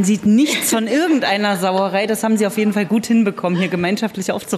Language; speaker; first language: German; native; German